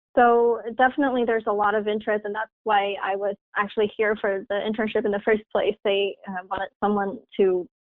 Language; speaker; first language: English; non-native, fluent; Chinese